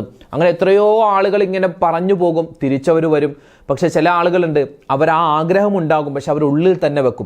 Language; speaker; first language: Malayalam; native; Malayalam